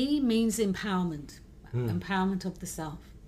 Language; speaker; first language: English; native; English